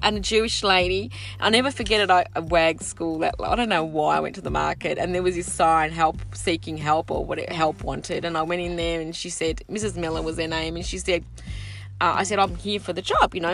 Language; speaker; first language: English; early bilingual, other home language; Sicilian